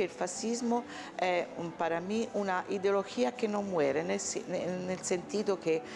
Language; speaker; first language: Spanish; non-native, learner; Italian